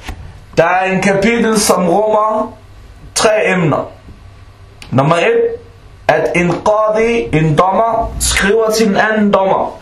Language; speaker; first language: Danish; early bilingual, other home language; Arabic